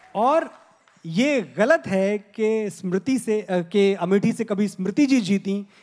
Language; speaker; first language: Hindi; native; Hindi